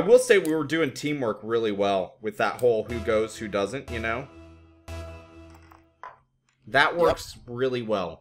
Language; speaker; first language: English; native; English